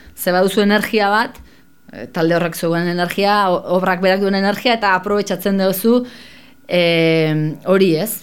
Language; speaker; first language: Basque; native; Basque